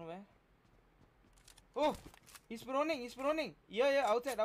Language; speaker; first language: English; non-native, local second language; Hindi